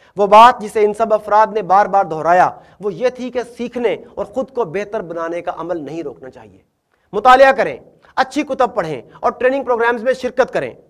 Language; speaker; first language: Urdu; native; Urdu